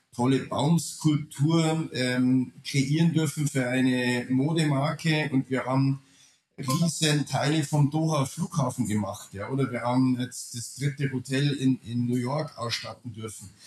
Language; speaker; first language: German; non-native, fluent; Danish